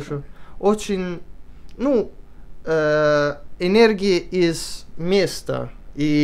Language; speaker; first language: Russian; early bilingual, heritage; Italian